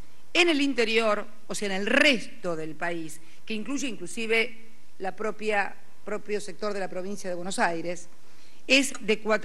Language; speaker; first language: Spanish; native; Spanish